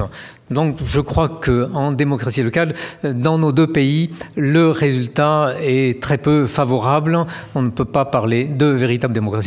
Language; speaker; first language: French; native; French